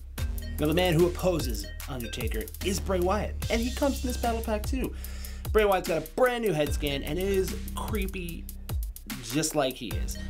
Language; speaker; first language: English; native; English